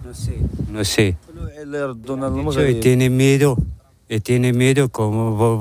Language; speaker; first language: Spanish; non-native, learner; Arabic